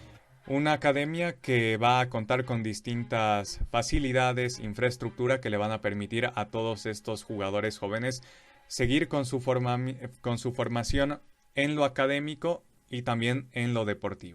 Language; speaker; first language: Spanish; native; Spanish